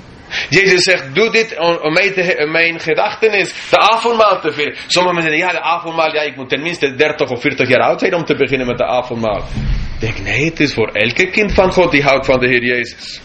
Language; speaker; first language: Dutch; non-native, fluent; English